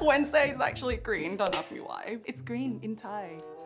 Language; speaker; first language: English; non-native, fluent; Thai